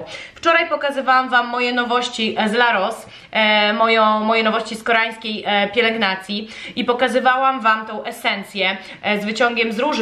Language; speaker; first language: Polish; native; Polish